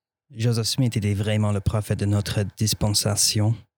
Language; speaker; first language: French; non-native, fluent; English